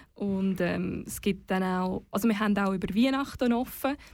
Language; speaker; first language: German; native; German